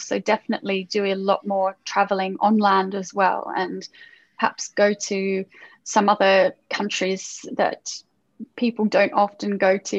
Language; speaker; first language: English; native; English